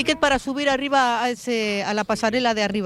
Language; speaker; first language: Spanish; native; Spanish